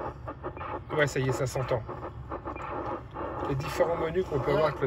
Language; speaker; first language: French; native; French